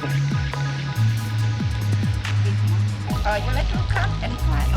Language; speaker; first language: English; non-native, learner; Thai